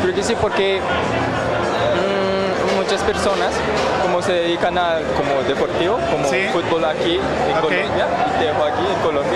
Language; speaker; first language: Spanish; non-native, learner; Japanese